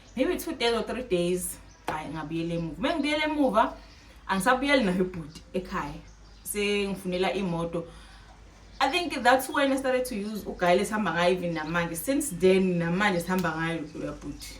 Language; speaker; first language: Zulu; native; Zulu